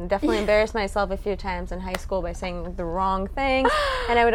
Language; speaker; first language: English; non-native, fluent; Russian